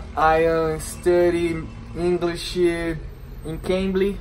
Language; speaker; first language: English; non-native, learner; Portuguese